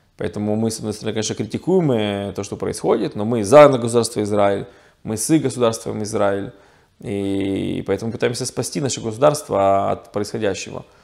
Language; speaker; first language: Russian; early bilingual, heritage; Russian